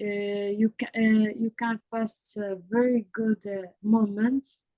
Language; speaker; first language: English; non-native, learner; Arabic